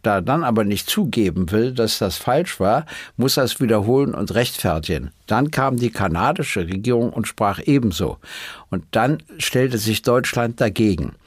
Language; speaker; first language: German; native; German